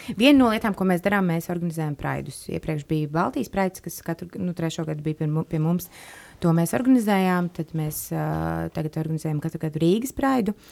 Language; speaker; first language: Latvian; native; Latvian